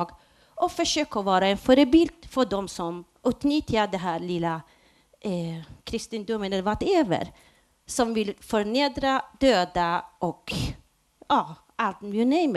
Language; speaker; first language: Swedish; non-native, local second language; Persian